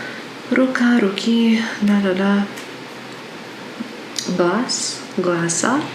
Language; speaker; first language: Russian; non-native, learner; English